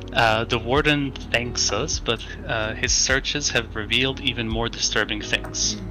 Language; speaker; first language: English; non-native, fluent; Greek